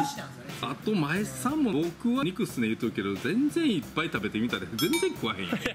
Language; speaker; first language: Japanese; native; Japanese